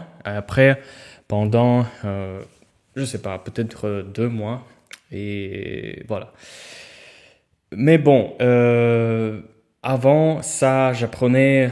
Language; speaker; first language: French; non-native, fluent; Russian